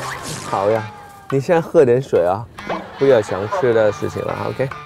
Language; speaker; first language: Chinese; non-native, local second language; Cantonese